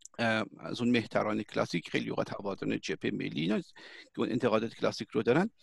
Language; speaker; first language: Persian; early bilingual, heritage; Persian